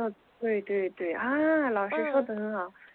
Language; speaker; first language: Chinese; non-native, learner; Korean